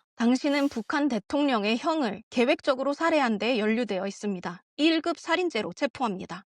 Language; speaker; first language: Korean; early bilingual, heritage; Korean